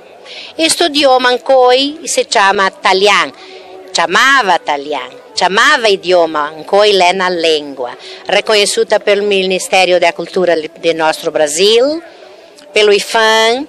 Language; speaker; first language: Italian; early bilingual, heritage; Italian